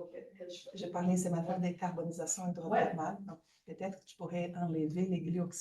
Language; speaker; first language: French; native; French